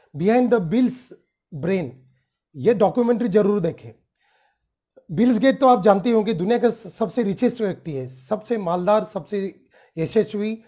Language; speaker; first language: Hindi; non-native, local second language; Marathi